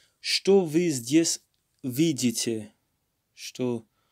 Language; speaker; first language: Russian; non-native, learner; Morisyen